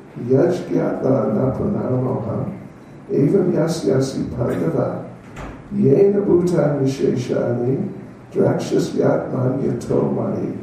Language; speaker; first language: Russian; non-native, learner; English